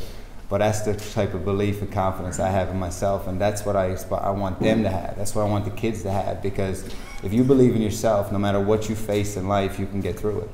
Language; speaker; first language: English; native; English